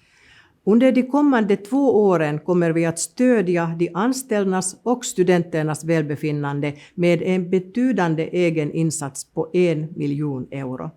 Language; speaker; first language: Swedish; non-native, local second language; Finnish